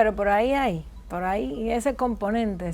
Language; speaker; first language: Spanish; native; Spanish